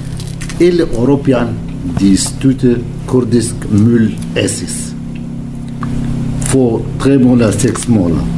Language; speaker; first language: Danish; non-native, learner; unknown